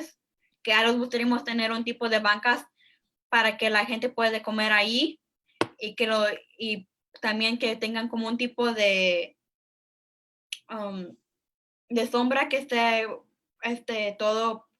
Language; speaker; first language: Spanish; early bilingual, heritage; Spanish